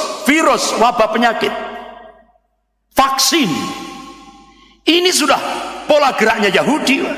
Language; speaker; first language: Indonesian; non-native, local second language; Javanese